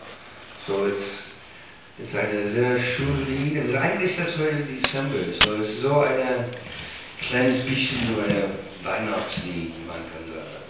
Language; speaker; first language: German; non-native, learner; English